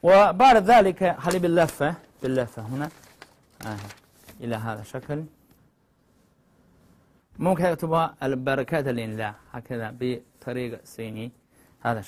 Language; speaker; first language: Arabic; non-native, learner; Chinese